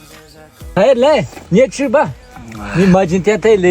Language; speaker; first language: Chinese; non-native, local second language; Uyghur